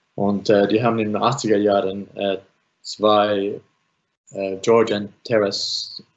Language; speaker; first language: German; non-native, fluent; Finnish